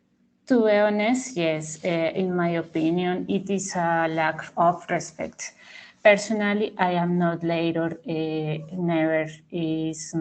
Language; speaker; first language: English; non-native, learner; Spanish